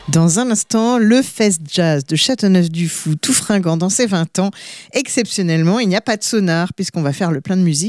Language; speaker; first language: French; native; French